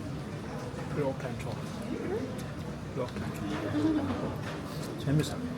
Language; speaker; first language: Korean; non-native, learner; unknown